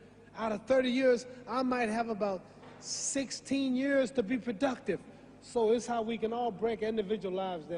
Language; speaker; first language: English; native; English